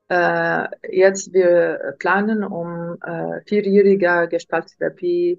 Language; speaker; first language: German; non-native, learner; Arabic